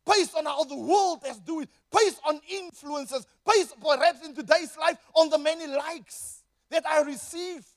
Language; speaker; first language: English; non-native, local second language; Afrikaans